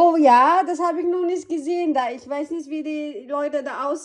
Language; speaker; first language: German; non-native, learner; Filipino